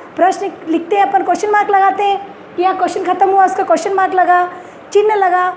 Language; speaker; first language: Hindi; native; Hindi